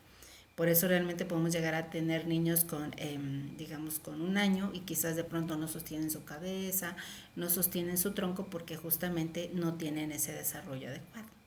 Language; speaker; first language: Spanish; native; Spanish